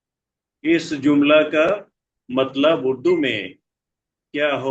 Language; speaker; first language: Hindi; non-native, learner; Bangla